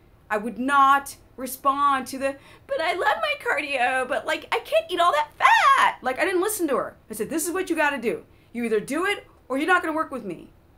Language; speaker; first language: English; native; English